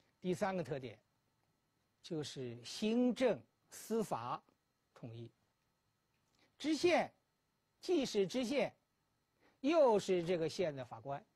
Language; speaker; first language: Chinese; native; Chinese